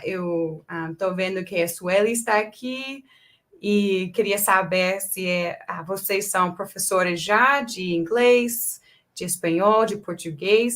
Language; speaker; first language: Portuguese; non-native, fluent; English